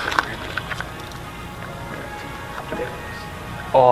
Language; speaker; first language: English; native; English